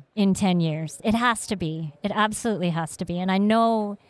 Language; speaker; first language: English; early bilingual, other home language; Vietnamese